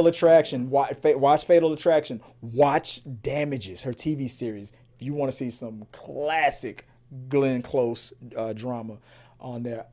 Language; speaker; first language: English; native; English